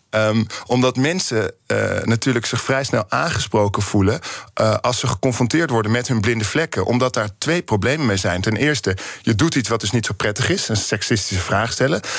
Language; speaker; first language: Dutch; native; Dutch